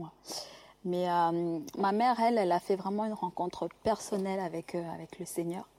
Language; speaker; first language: French; non-native, local second language; Kinyarwanda